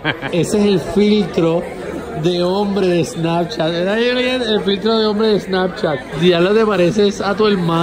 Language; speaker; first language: Spanish; native; Spanish